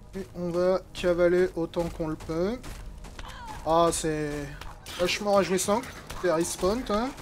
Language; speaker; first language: French; native; French